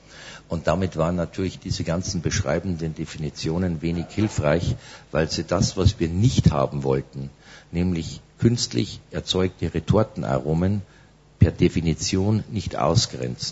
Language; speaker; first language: German; native; German